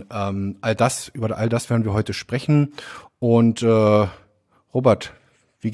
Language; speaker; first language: German; native; German